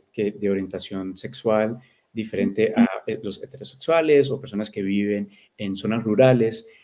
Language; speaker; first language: Spanish; early bilingual, heritage; Spanish